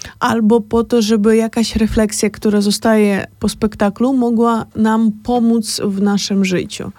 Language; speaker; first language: Polish; non-native, fluent; Ukrainian